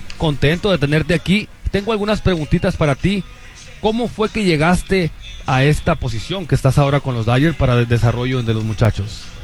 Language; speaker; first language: Spanish; native; Spanish